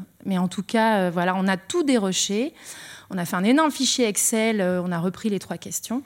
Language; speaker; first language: French; native; French